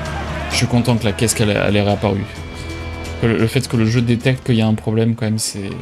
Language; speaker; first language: French; native; French